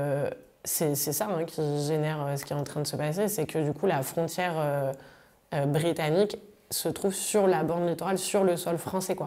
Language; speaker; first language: French; native; French